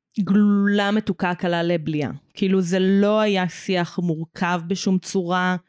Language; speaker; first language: Hebrew; native; Hebrew